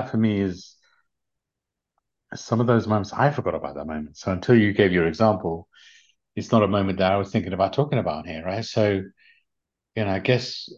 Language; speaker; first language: English; native; English